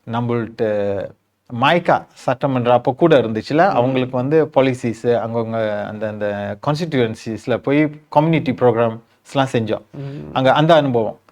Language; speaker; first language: Tamil; early bilingual, heritage; Tamil